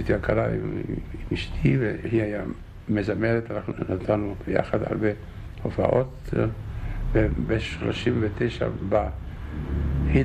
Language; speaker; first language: Hebrew; non-native, fluent; Czech